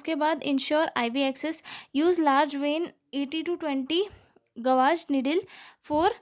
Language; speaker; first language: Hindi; native; Hindi